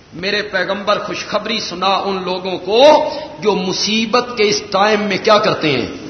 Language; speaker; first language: Urdu; non-native, local second language; Punjabi